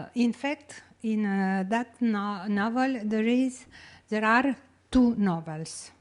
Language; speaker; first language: English; non-native, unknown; Romanian